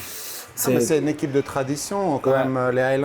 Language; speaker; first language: French; native; French